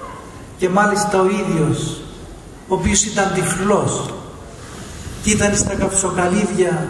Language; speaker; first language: Greek; native; Greek